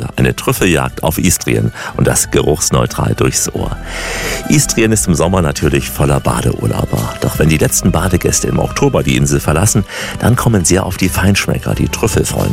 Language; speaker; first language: German; native; German